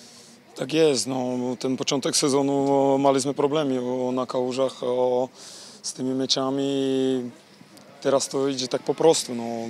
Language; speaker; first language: Polish; non-native, fluent; Slovak